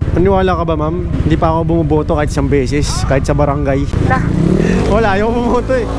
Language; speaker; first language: Filipino; native; Filipino